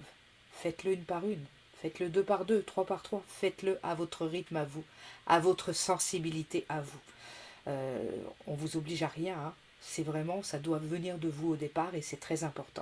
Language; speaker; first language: French; native; French